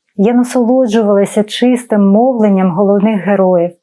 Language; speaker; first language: Ukrainian; non-native, fluent; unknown